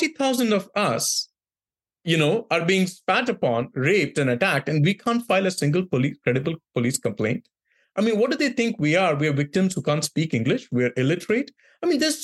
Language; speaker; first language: English; non-native, local second language; Tamil